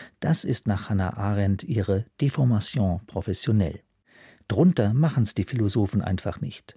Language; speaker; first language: German; native; German